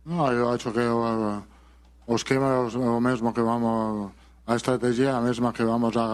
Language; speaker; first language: Portuguese; non-native, learner; Italian